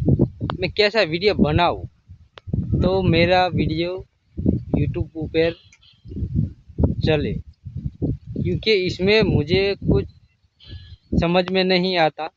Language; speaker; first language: Hindi; non-native, local second language; Gujarati